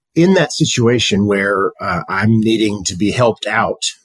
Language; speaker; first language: English; native; English